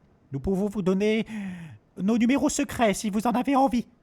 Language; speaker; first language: French; native; French